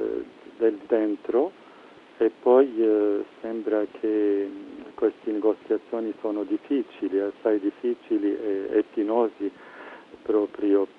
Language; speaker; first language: Italian; non-native, fluent; Arabic